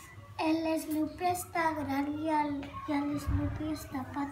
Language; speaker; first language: Catalan; non-native, local second language; Spanish